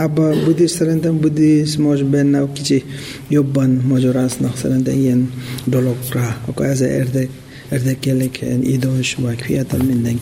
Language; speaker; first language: Hungarian; non-native, learner; Tibetan